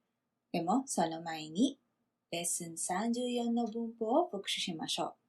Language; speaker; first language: Japanese; non-native, fluent; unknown